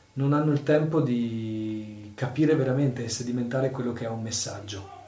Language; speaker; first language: Italian; native; Italian